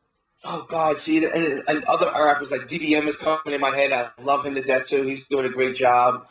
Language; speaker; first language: English; native; English